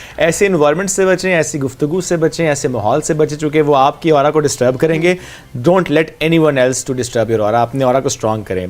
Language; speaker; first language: Urdu; native; Urdu